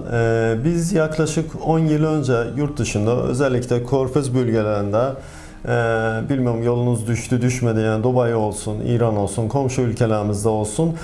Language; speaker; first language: Turkish; non-native, fluent; Persian